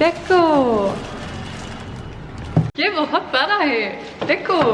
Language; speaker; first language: Hindi; non-native, learner; German